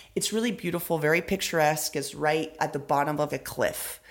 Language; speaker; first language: English; early bilingual, other home language; Spanish